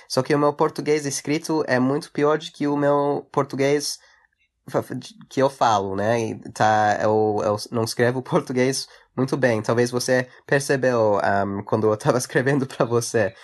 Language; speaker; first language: Portuguese; early bilingual, heritage; English